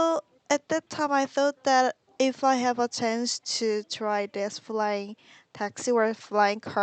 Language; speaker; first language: English; non-native, learner; Korean